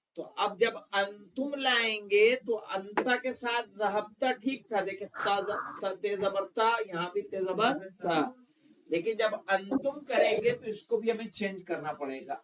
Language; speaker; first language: Urdu; native; Urdu